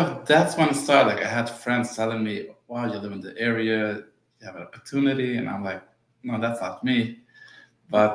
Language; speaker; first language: English; early bilingual, other home language; Yiddish